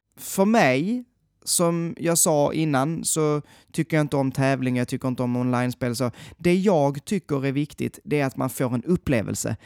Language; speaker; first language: Swedish; native; Swedish